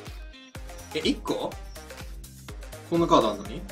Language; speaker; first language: Japanese; native; Japanese